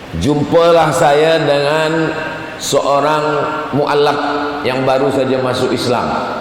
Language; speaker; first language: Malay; native; Malay